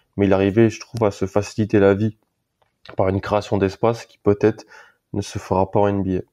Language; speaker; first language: French; native; French